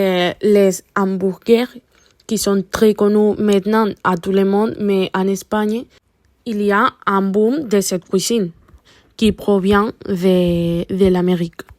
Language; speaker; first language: French; non-native, learner; Spanish